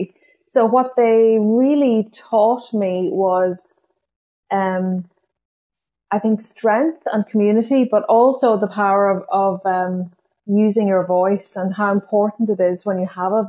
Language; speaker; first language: English; non-native, local second language; Irish